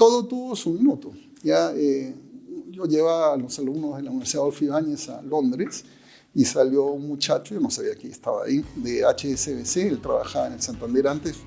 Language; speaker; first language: Spanish; native; Spanish